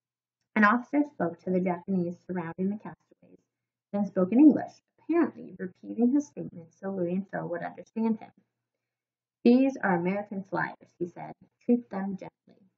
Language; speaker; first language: English; native; English